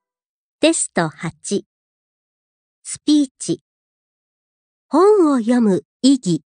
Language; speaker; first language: Japanese; native; Japanese